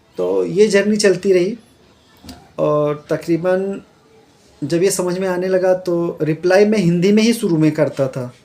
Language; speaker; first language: Hindi; native; Hindi